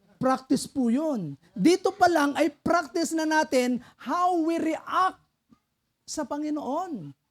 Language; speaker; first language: Filipino; non-native, local second language; Pampanga